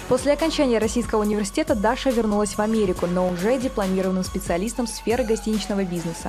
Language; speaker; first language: Russian; native; Russian